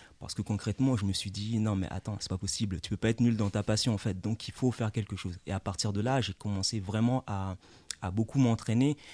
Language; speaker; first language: French; early bilingual, other home language; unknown